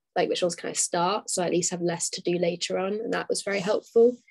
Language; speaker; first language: English; native; English